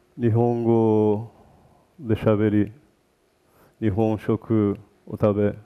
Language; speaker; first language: Japanese; early bilingual, heritage; Portuguese